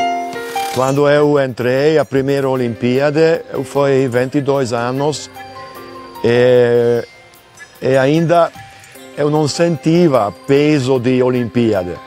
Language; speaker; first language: Portuguese; non-native, learner; Hungarian